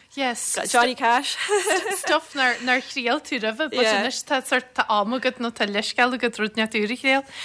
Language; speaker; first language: Irish; native; Irish